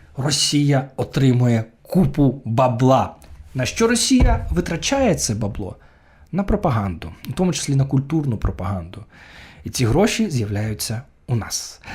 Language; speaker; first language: Ukrainian; non-native, local second language; Russian